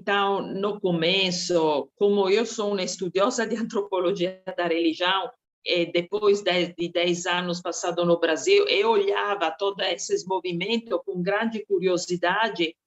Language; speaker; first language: Portuguese; non-native, fluent; Italian